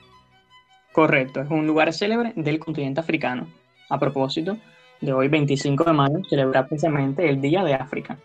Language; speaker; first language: Spanish; native; Spanish